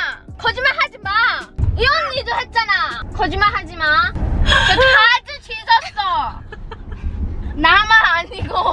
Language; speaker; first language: Korean; early bilingual, heritage; English